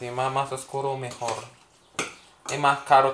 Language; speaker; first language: Spanish; non-native, learner; Filipino